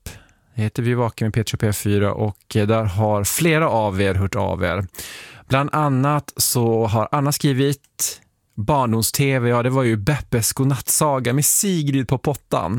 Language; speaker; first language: Swedish; native; Swedish